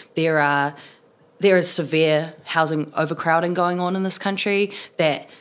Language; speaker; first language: English; native; English